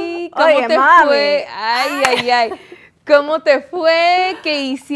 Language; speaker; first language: Spanish; early bilingual, heritage; Spanish